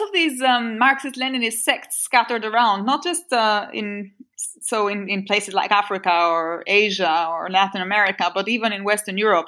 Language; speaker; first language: English; non-native, fluent; French